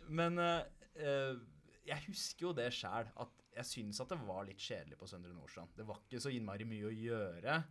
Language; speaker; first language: Norwegian; early bilingual, other home language; Punjabi